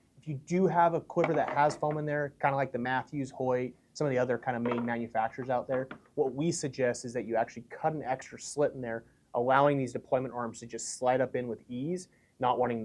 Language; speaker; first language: English; native; English